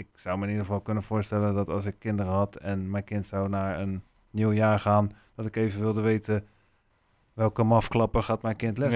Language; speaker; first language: Dutch; native; Dutch